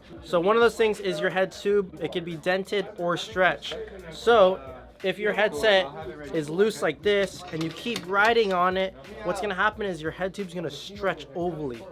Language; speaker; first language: English; native; English